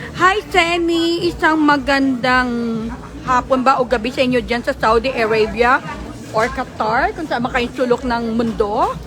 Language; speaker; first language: Filipino; non-native, local second language; Hiligaynon